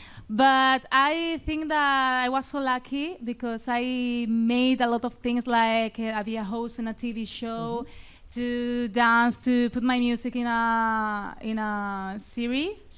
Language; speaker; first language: English; non-native, fluent; Spanish